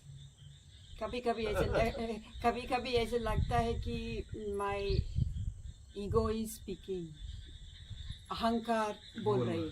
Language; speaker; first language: Hindi; non-native, local second language; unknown